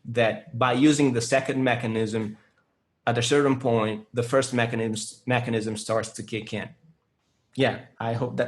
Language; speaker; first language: English; non-native, fluent; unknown